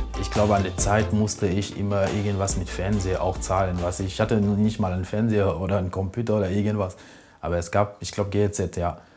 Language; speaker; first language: German; non-native, fluent; French